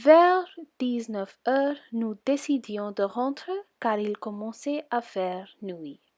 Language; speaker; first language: French; non-native, learner; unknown